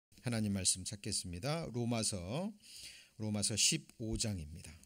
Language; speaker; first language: Korean; native; Korean